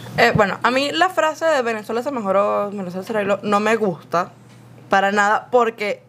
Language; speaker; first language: Spanish; native; Spanish